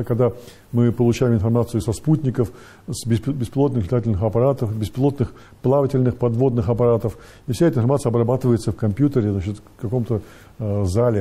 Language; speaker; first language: Russian; native; Russian